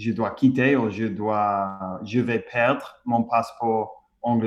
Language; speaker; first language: French; non-native, fluent; English